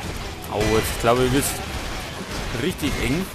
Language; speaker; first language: German; native; German